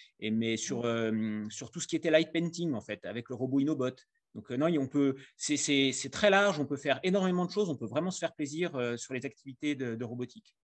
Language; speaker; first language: French; native; French